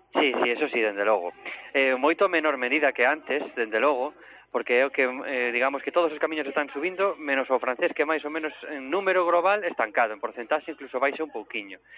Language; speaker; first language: Galician; native; Galician